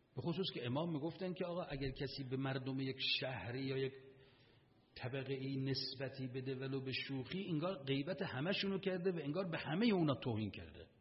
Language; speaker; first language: Persian; native; Persian